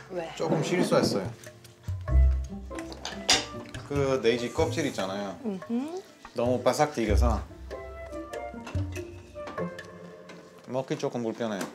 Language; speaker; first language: Korean; non-native, learner; Bulgarian